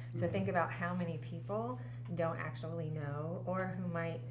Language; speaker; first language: English; native; English